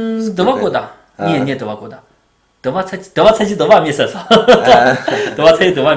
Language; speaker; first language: Russian; non-native, learner; Chinese